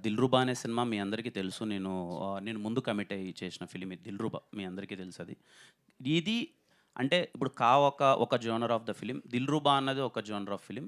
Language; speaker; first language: Telugu; native; Telugu